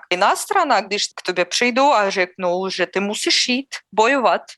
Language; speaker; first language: Czech; non-native, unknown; Russian